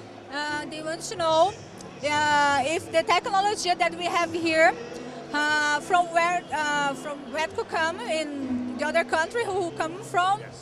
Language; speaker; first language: English; non-native, learner; Portuguese